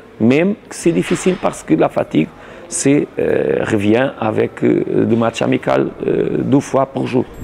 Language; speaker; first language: French; non-native, learner; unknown